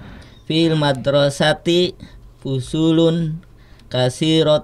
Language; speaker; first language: Arabic; non-native, learner; Indonesian